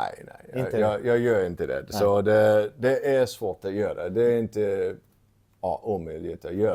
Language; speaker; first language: Swedish; non-native, fluent; English